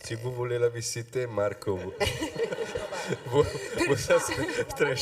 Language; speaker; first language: French; non-native, fluent; Italian